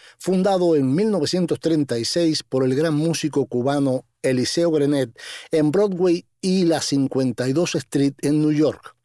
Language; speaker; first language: Spanish; native; Spanish